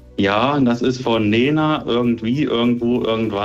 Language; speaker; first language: German; native; German